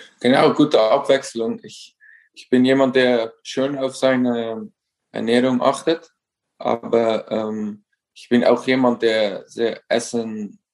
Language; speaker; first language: German; non-native, fluent; Dutch